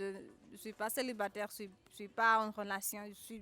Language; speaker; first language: French; non-native, fluent; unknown